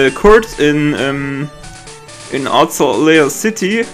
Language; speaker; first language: English; non-native, learner; German